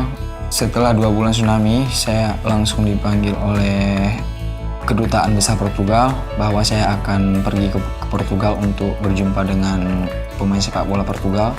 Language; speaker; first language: Indonesian; non-native, local second language; Achinese